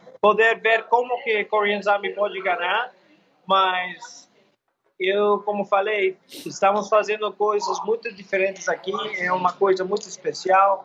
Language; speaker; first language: Portuguese; non-native, learner; English